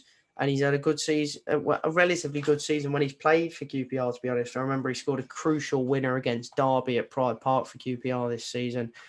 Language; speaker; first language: English; native; English